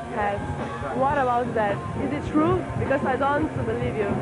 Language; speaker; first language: English; non-native, learner; Slovenian